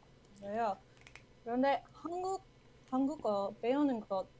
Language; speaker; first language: Korean; non-native, learner; English